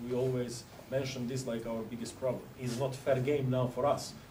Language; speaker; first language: English; non-native, fluent; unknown